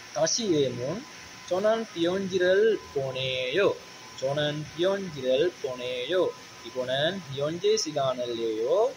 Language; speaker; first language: Korean; non-native, learner; Sinhala